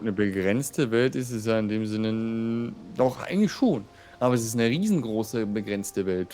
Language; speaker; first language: German; native; German